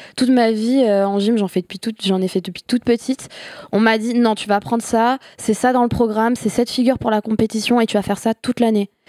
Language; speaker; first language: French; native; French